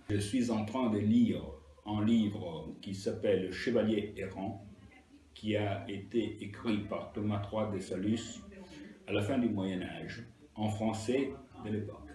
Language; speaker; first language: French; non-native, fluent; Italian